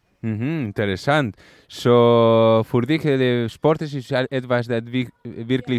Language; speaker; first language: German; non-native, learner; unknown